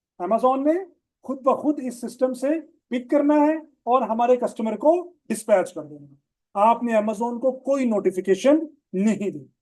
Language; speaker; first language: Urdu; non-native, local second language; Punjabi